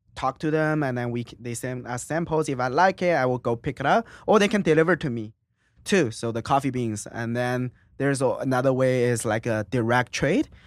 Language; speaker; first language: English; non-native, fluent; Chinese